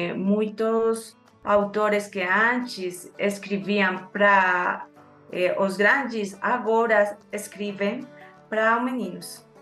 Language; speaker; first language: Portuguese; non-native, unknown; Spanish